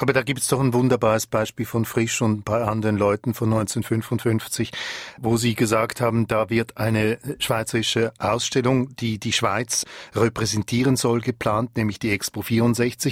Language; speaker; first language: German; native; German